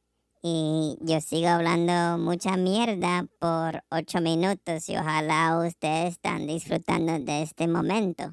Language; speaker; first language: Spanish; non-native, learner; English